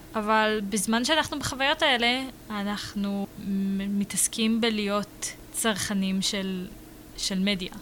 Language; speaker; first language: Hebrew; native; Hebrew